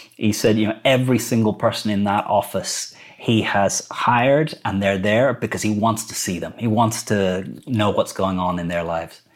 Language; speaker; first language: English; native; English